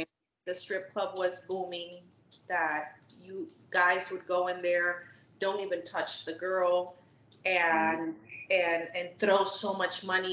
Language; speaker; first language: English; native; English